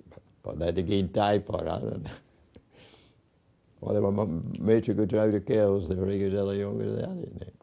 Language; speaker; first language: Dutch; non-native, learner; English